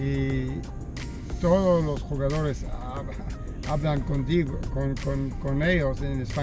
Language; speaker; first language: Spanish; non-native, learner; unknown